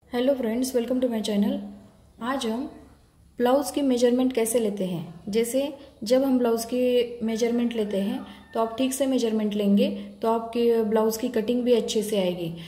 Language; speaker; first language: Hindi; non-native, local second language; Marathi